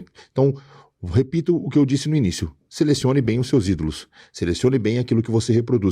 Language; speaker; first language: Portuguese; native; Portuguese